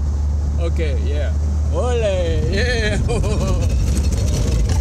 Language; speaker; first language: English; non-native, learner; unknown